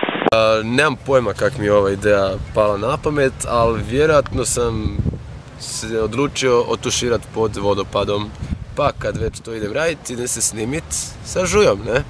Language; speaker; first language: Croatian; native; Croatian